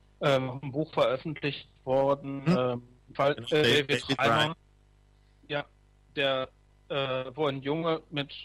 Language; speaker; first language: German; native; German